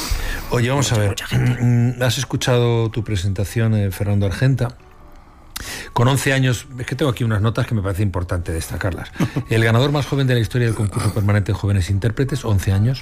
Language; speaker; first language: Spanish; native; Spanish